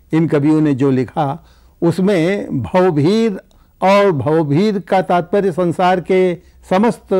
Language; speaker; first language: Hindi; native; Hindi